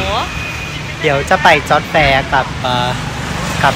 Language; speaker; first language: Thai; non-native, fluent; Vietnamese